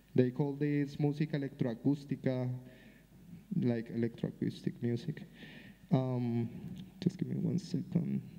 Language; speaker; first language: English; non-native, fluent; Spanish